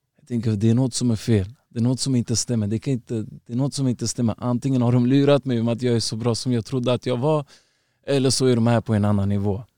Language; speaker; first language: Swedish; early bilingual, other home language; Uzbek